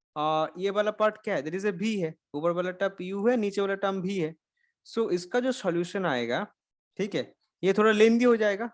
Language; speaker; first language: Hindi; non-native, local second language; Bangla